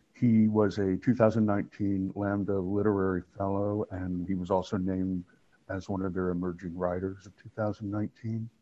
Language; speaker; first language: English; native; English